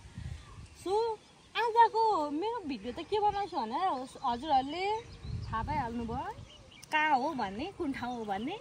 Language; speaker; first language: Nepali; native; Nepali